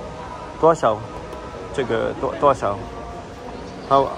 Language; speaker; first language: Chinese; non-native, learner; Filipino